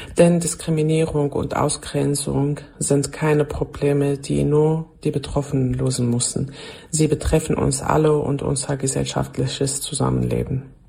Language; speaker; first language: German; non-native, fluent; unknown